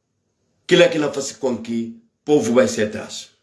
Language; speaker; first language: Portuguese; non-native, local second language; Upper Guinea Crioulo